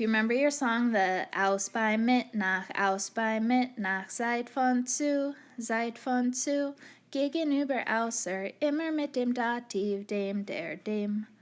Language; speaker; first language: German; non-native, fluent; English